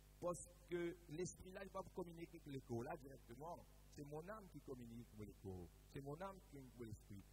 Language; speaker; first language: French; non-native, local second language; Morisyen